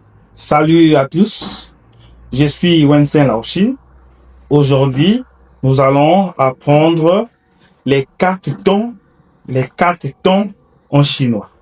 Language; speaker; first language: French; non-native, fluent; Chinese